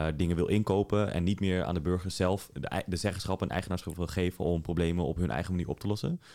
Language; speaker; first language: Dutch; early bilingual, other home language; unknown